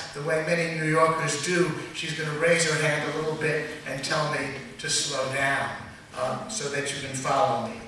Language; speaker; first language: English; native; English